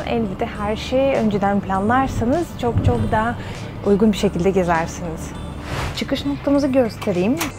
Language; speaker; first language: Turkish; non-native, fluent; Russian